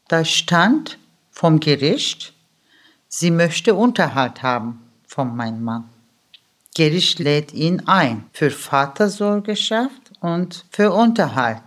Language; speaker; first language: German; early bilingual, other home language; Turkish